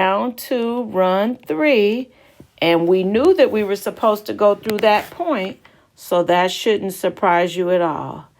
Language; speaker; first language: English; native; English